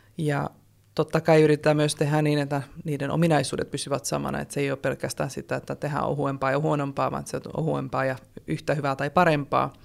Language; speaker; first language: Finnish; non-native, fluent; Czech